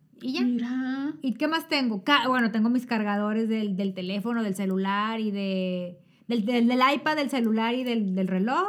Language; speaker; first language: Spanish; native; Spanish